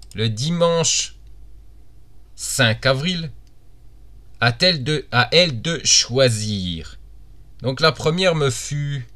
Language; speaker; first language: French; native; French